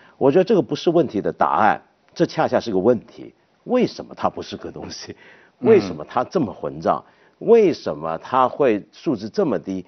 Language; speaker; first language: Chinese; native; Chinese